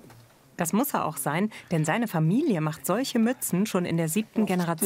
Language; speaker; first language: German; native; German